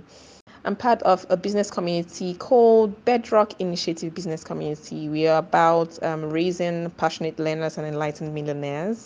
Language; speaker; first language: English; non-native, local second language; Igbo